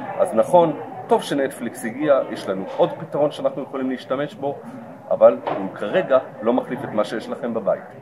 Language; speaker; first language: Hebrew; native; Hebrew